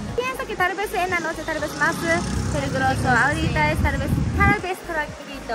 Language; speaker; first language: Spanish; non-native, fluent; Japanese